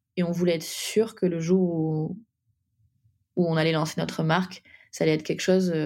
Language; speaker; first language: French; native; French